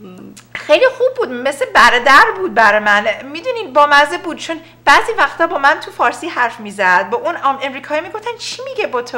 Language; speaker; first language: Persian; early bilingual, heritage; Persian